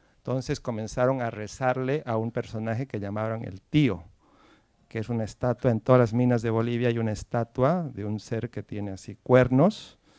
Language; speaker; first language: Spanish; native; Spanish